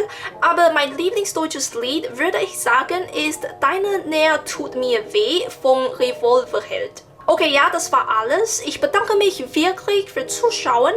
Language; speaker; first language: German; non-native, learner; Chinese